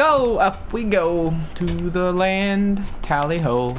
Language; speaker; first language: English; native; English